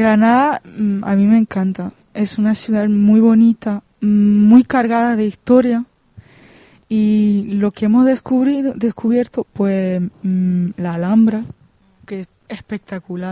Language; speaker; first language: Spanish; non-native, fluent; French